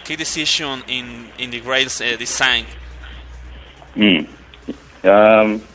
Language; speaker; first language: English; non-native, learner; Spanish